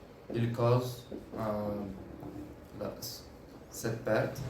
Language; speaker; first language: French; non-native, learner; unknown